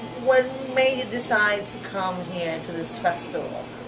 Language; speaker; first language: English; non-native, local second language; Spanish